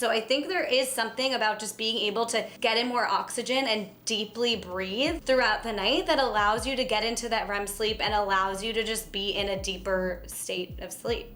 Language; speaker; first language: English; native; English